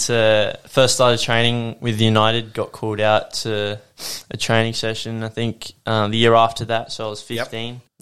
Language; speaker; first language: English; native; English